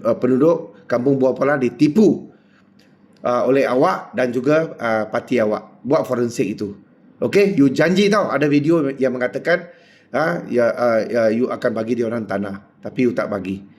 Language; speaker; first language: Malay; non-native, local second language; Punjabi